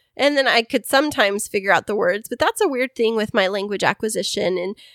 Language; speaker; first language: English; early bilingual, other home language; Spanish